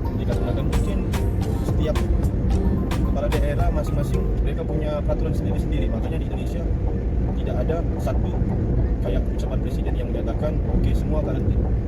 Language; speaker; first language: Indonesian; native; Indonesian